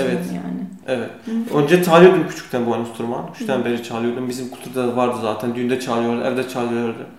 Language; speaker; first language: Turkish; non-native, learner; Kurdish